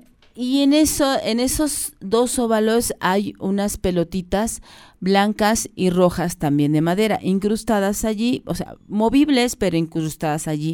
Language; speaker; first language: Spanish; native; Spanish